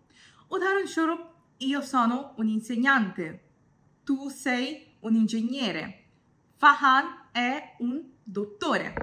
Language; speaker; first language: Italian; non-native, fluent; Bangla